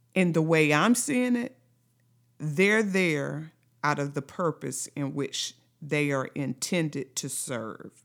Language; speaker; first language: English; native; English